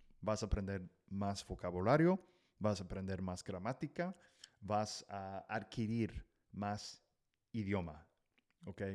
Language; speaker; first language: Spanish; non-native, fluent; English